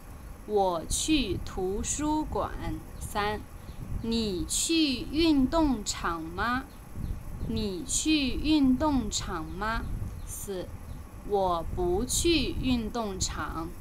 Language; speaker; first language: Chinese; non-native, fluent; Lao